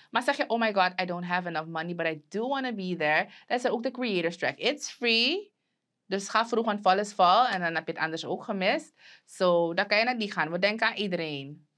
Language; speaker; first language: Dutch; native; Dutch